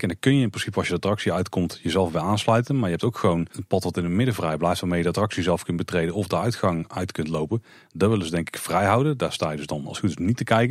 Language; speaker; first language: Dutch; native; Dutch